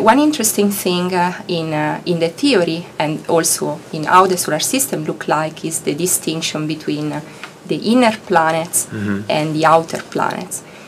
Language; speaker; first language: English; non-native, fluent; Italian